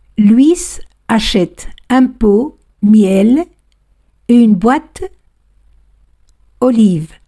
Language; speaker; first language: French; non-native, fluent; Spanish